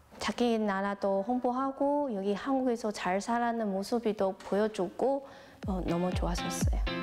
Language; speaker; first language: Korean; non-native, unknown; Chinese